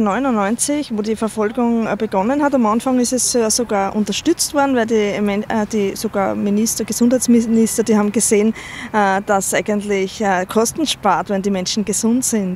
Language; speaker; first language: German; non-native, fluent; Chinese